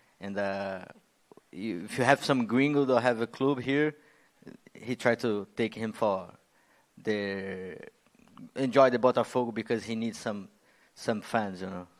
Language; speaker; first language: English; non-native, learner; Portuguese